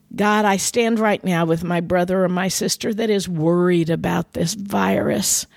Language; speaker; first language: English; native; English